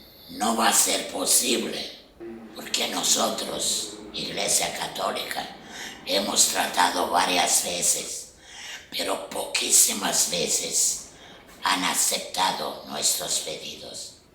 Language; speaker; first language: Spanish; non-native, fluent; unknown